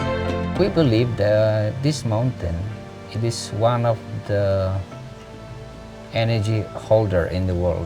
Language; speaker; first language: English; non-native, fluent; Batak Toba